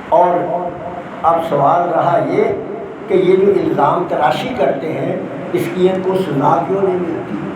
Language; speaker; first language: Urdu; non-native, local second language; Punjabi